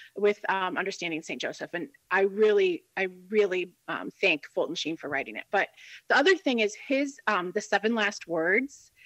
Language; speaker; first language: English; native; English